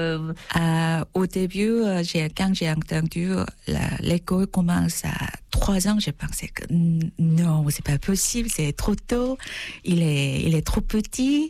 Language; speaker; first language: French; non-native, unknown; Korean